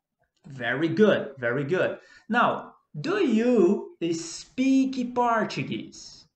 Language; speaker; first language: English; non-native, fluent; Portuguese